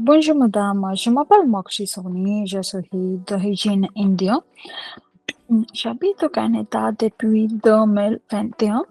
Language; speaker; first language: French; non-native, learner; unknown